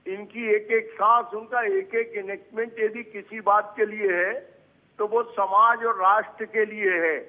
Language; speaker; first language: Hindi; native; Hindi